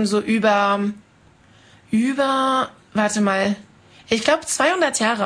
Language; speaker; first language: German; non-native, fluent; French